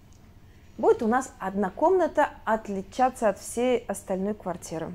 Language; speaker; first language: Russian; native; Russian